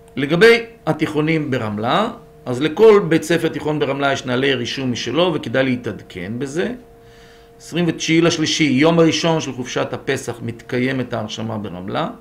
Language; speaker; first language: Hebrew; native; Hebrew